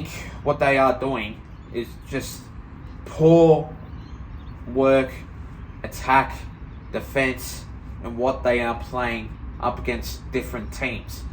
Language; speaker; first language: English; native; English